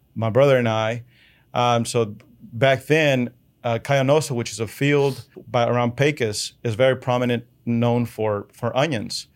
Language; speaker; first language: English; early bilingual, other home language; Spanish